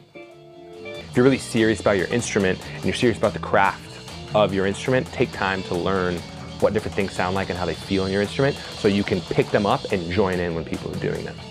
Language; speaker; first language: English; native; English